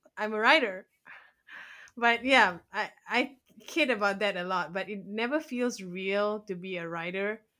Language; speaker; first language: English; native; English